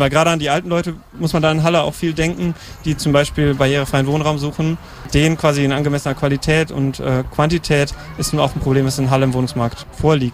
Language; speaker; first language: German; native; German